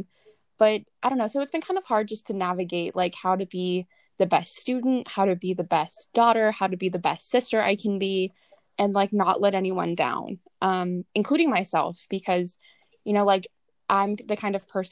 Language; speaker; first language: English; native; English